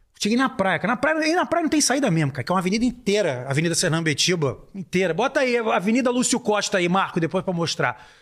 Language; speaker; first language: Portuguese; native; Portuguese